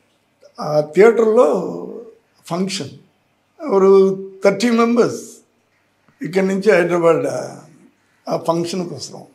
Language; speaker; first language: Telugu; non-native, learner; Tamil